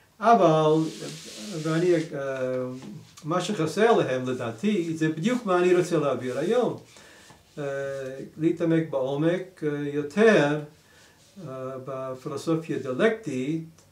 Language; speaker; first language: Hebrew; non-native, fluent; English